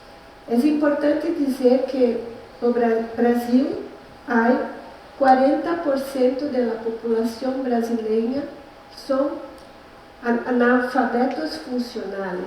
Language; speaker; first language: Spanish; non-native, learner; Portuguese